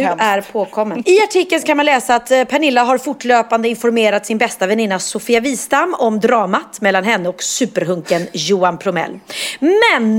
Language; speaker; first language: Swedish; native; Swedish